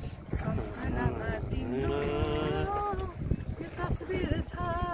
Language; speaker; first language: Nepali; native; Nepali